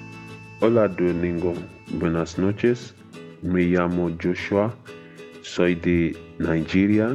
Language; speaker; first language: Spanish; non-native, learner; English